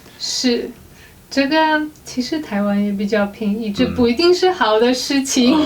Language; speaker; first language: Chinese; non-native, fluent; Polish